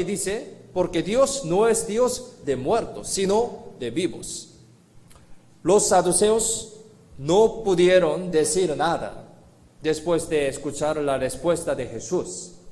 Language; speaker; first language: Spanish; non-native, fluent; Korean